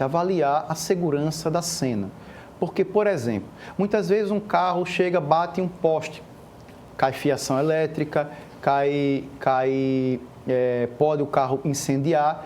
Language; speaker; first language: Portuguese; native; Portuguese